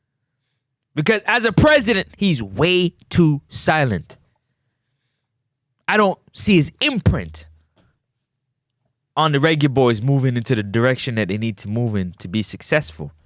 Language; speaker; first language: English; native; English